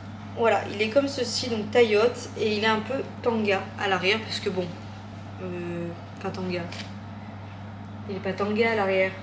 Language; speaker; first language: French; native; French